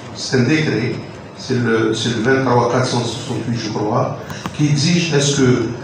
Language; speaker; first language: French; non-native, local second language; Arabic